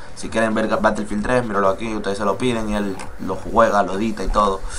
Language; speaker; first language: Spanish; native; Spanish